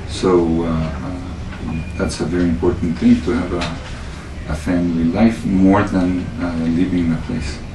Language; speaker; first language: English; non-native, learner; Spanish